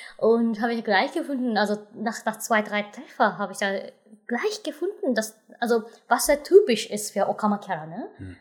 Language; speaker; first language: German; non-native, fluent; Japanese